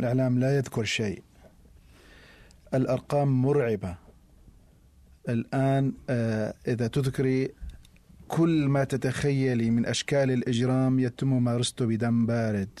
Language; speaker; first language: Arabic; native; Arabic